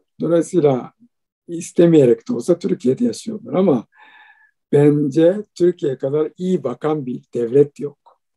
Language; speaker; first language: Turkish; non-native, fluent; Japanese